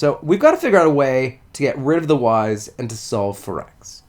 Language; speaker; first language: English; native; English